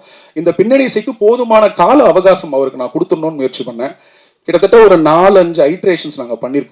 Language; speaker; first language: Tamil; native; Tamil